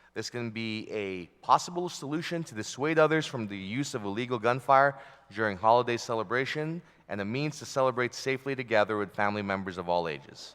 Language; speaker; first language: English; early bilingual, other home language; Filipino